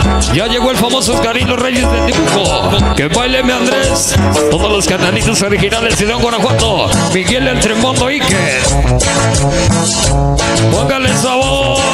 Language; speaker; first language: Spanish; native; Spanish